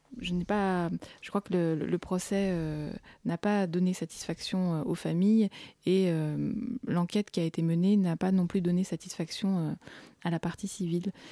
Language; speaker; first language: French; early bilingual, other home language; Russian